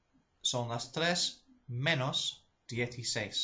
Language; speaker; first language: Spanish; non-native, fluent; English